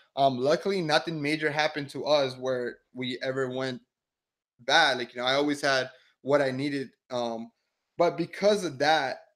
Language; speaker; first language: English; early bilingual, other home language; Spanish